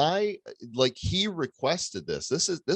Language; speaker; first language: English; native; English